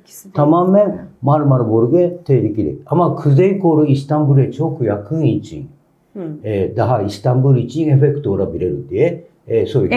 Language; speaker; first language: Turkish; non-native, learner; Japanese